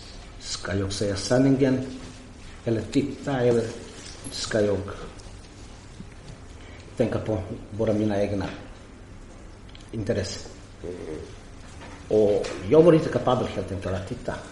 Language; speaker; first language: Swedish; non-native, fluent; Croatian